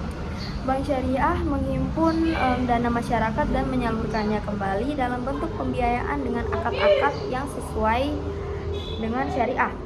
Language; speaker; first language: Indonesian; native; Indonesian